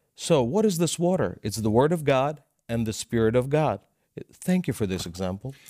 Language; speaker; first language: English; non-native, fluent; Russian